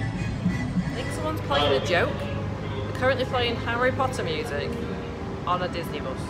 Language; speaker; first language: English; native; English